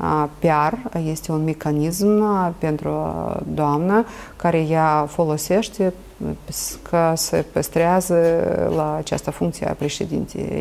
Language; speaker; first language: Romanian; non-native, local second language; Russian